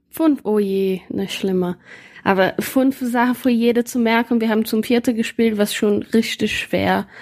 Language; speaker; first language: German; non-native, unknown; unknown